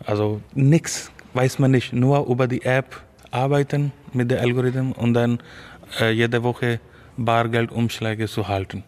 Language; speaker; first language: German; non-native, learner; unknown